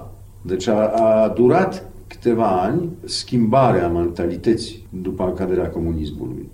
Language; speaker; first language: Romanian; non-native, fluent; Polish